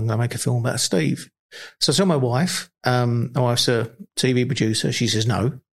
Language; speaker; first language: English; native; English